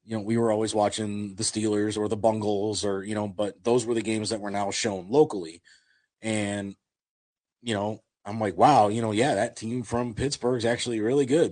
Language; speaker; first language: English; native; English